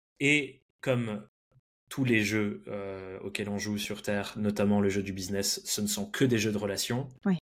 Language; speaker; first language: French; early bilingual, other home language; English